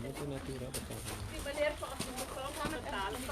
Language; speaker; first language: Dutch; non-native, local second language; Caribbean Hindustani